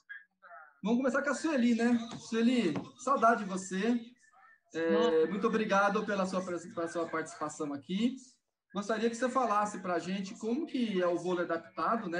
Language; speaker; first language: Portuguese; native; Portuguese